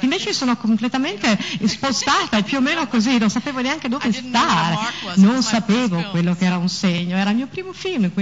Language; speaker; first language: Italian; native; Italian